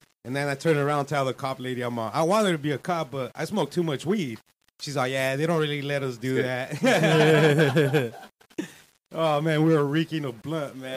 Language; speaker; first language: English; early bilingual, other home language; Spanish